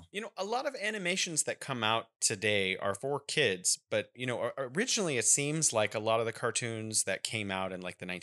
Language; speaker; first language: English; native; English